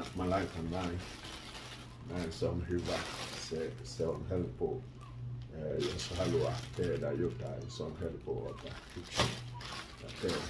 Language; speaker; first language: Finnish; non-native, learner; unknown